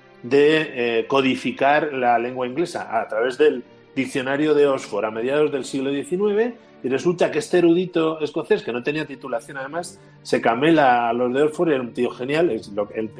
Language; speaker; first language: Spanish; native; Spanish